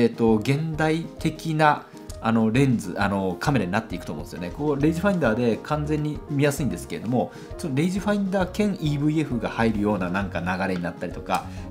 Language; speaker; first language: Japanese; native; Japanese